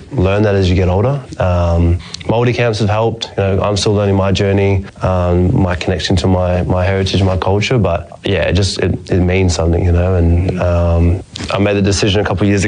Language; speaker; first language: English; native; English